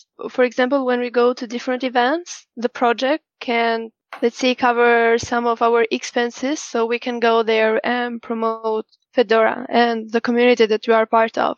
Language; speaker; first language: English; non-native, fluent; Albanian